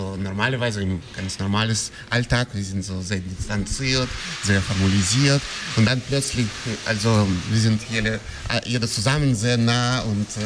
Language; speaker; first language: German; non-native, fluent; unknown